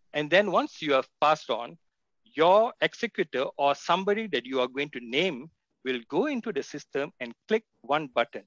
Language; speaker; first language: English; non-native, local second language; Tamil